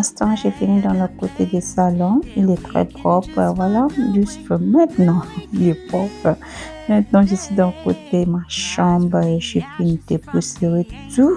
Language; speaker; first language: French; non-native, learner; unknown